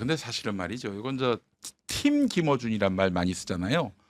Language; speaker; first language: Korean; native; Korean